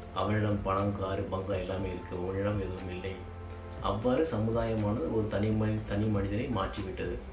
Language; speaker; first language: Tamil; native; Tamil